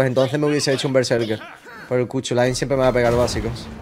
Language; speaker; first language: Spanish; native; Spanish